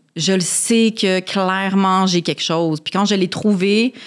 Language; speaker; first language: French; native; French